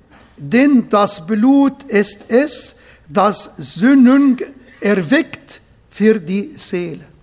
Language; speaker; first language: German; non-native, fluent; Arabic